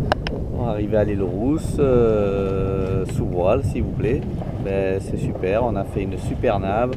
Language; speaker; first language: French; native; French